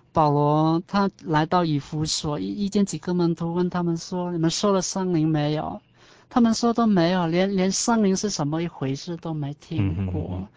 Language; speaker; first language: Chinese; non-native, local second language; Hakka Chinese